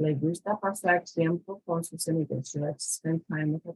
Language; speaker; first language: Spanish; non-native, fluent; English